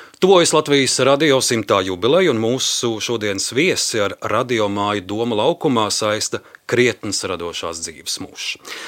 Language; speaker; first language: Latvian; native; Latvian